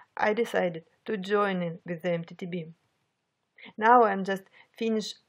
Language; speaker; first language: English; non-native, fluent; Russian